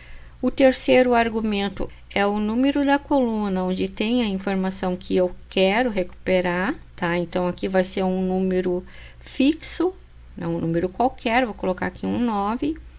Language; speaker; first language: Portuguese; native; Portuguese